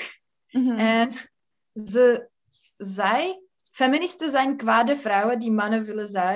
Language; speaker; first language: Dutch; non-native, learner; Czech